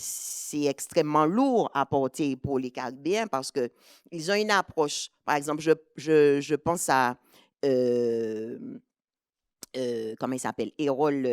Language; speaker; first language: French; native; French